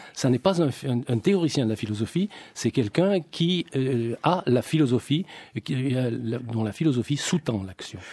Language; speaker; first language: French; native; French